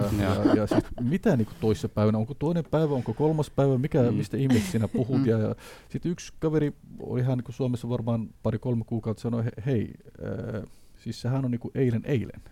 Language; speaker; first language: Finnish; non-native, fluent; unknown